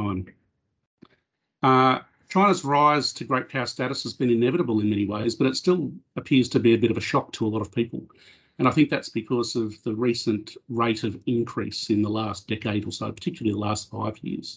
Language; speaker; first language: English; native; English